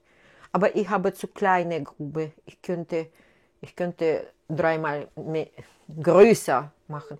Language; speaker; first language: German; non-native, fluent; Russian